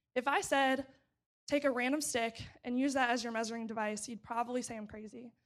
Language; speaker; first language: English; native; English